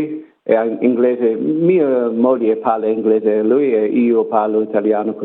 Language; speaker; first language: Italian; non-native, learner; English